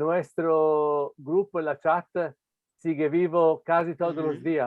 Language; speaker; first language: Spanish; non-native, fluent; Italian